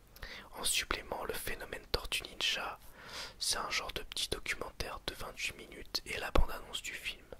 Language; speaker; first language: French; native; French